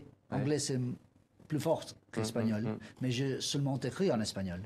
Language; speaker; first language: French; non-native, learner; Spanish